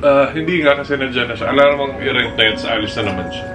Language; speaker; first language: Filipino; native; Filipino